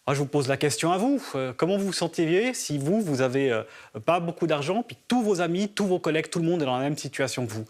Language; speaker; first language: French; native; French